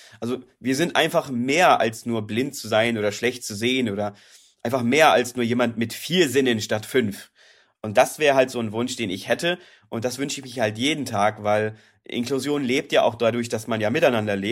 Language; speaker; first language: German; native; German